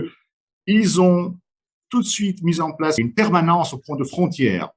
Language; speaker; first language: French; non-native, fluent; Romanian